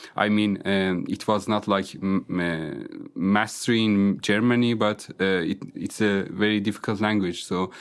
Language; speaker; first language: English; non-native, fluent; Azerbaijani